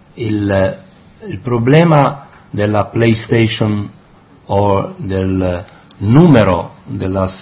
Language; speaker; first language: Italian; native; Italian